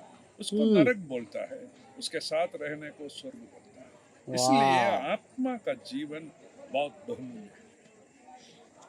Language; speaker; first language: Hindi; non-native, local second language; Malayalam